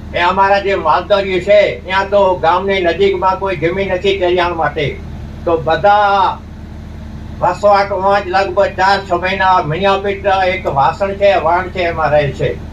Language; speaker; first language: Gujarati; non-native, local second language; Kachhi